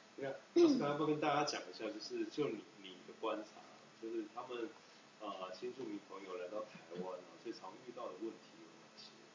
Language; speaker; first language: Chinese; native; Chinese